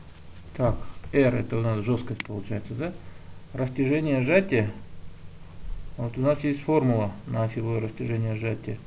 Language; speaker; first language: Russian; native; Russian